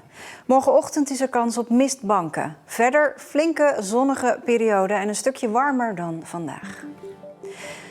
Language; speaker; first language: Dutch; native; Dutch